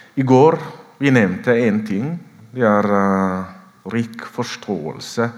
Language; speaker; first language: Norwegian; non-native, fluent; Oromo